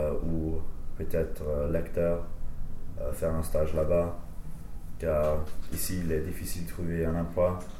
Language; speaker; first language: French; non-native, fluent; English